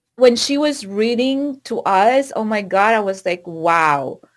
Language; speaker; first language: English; non-native, local second language; Filipino